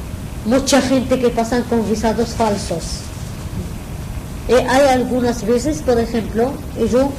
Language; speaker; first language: Spanish; non-native, learner; Arabic